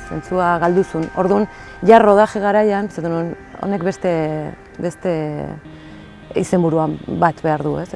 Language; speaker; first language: Basque; native; Basque